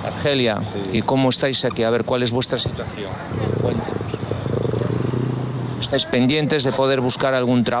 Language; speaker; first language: Spanish; native; Spanish